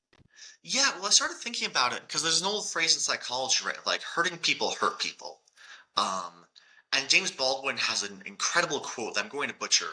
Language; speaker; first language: English; native; English